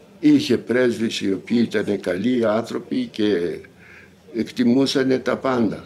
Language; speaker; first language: Greek; early bilingual, heritage; Greek